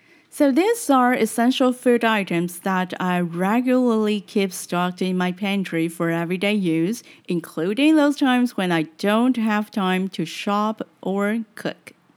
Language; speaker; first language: English; non-native, fluent; Chinese